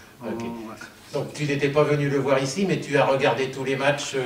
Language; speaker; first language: French; native; French